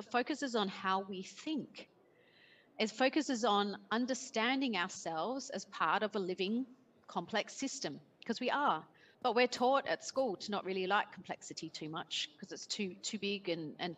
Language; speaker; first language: English; native; English